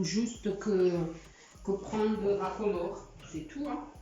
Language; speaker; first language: French; non-native, learner; Portuguese